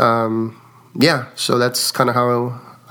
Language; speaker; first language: English; early bilingual, other home language; Spanish